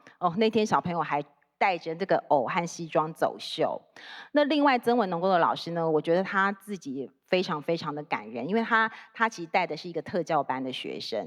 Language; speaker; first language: Chinese; native; Chinese